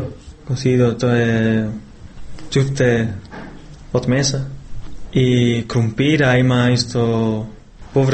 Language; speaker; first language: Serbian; non-native, learner; Spanish